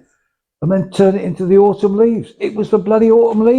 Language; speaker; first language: English; native; English